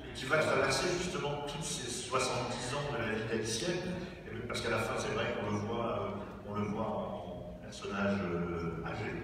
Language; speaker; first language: French; native; French